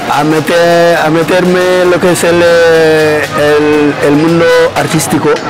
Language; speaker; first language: Spanish; non-native, fluent; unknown